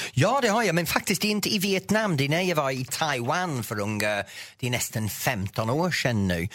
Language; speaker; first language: Swedish; non-native, fluent; English